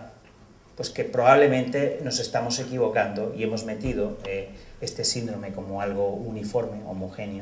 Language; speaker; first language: Spanish; native; Spanish